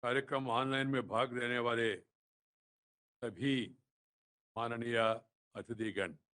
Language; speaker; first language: Hindi; non-native, local second language; Telugu